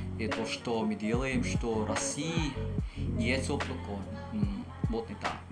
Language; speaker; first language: Russian; non-native, learner; Filipino